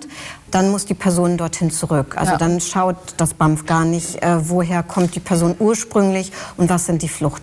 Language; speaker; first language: German; native; German